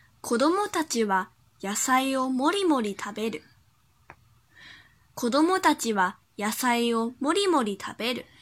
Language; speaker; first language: Japanese; non-native, fluent; Chinese